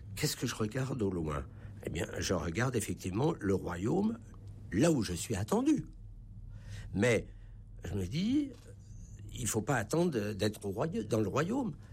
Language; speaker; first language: French; native; French